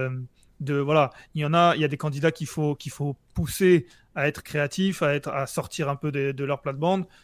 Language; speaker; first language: French; native; French